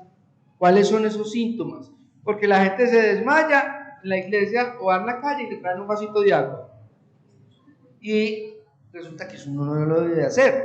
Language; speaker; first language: Spanish; native; Spanish